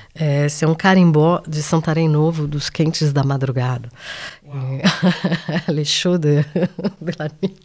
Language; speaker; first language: French; non-native, fluent; Portuguese